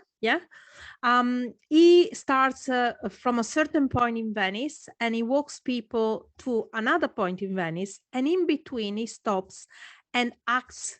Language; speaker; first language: English; non-native, fluent; Italian